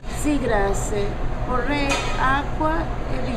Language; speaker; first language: Italian; non-native, learner; English